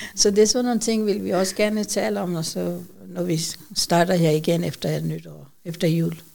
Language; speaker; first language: Danish; non-native, fluent; Urdu